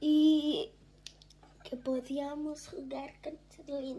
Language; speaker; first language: Spanish; early bilingual, heritage; German